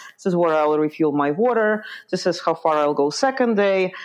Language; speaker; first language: English; early bilingual, other home language; Lithuanian